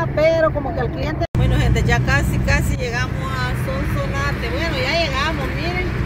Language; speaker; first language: Spanish; native; Spanish